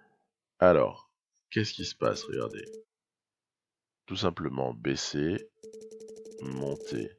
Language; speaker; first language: French; native; French